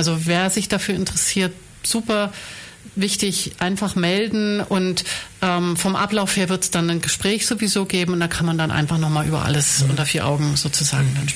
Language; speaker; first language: German; native; German